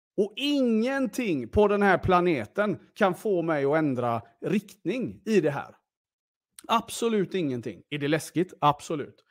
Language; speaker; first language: Swedish; early bilingual, other home language; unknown